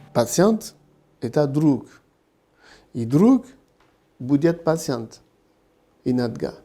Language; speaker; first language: Russian; non-native, learner; French